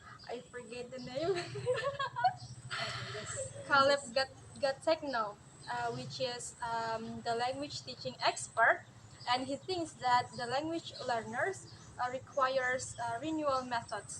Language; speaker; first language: English; non-native, learner; Indonesian